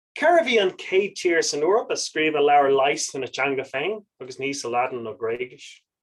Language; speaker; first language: Irish; non-native, local second language; English